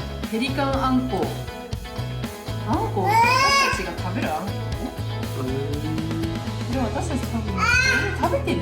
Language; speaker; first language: Japanese; native; Japanese